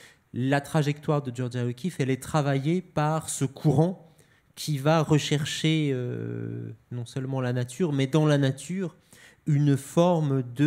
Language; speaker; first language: French; native; French